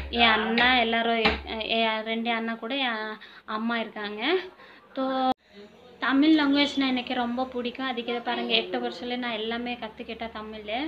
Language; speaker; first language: Tamil; non-native, fluent; Odia